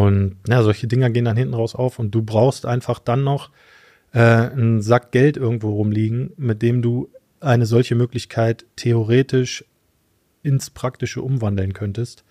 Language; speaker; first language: German; native; German